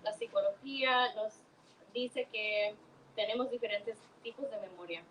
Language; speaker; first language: Spanish; early bilingual, heritage; Spanish